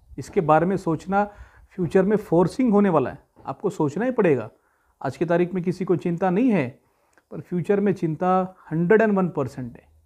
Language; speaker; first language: Hindi; native; Hindi